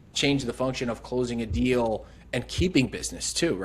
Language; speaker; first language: English; native; English